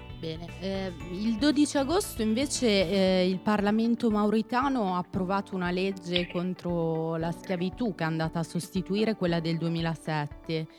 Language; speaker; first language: Italian; native; Italian